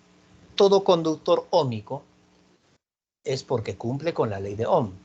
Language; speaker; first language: Spanish; native; Spanish